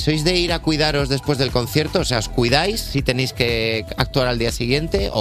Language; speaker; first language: Spanish; native; Spanish